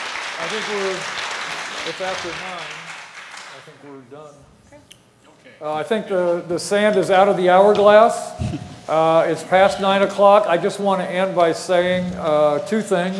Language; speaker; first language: English; native; English